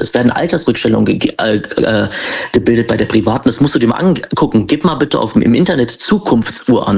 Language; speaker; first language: German; native; German